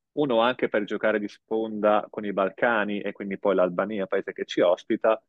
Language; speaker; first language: Italian; native; Italian